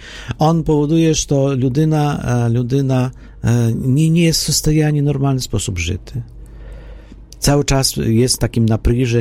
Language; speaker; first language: Polish; non-native, learner; Ukrainian